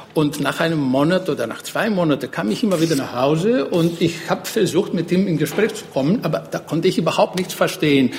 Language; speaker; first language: German; non-native, fluent; Greek